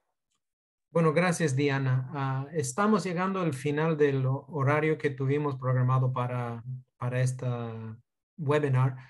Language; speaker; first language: Spanish; non-native, fluent; English